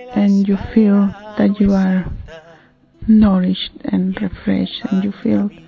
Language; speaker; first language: English; non-native, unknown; Spanish